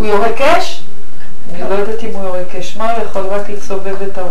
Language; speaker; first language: Hebrew; native; Hebrew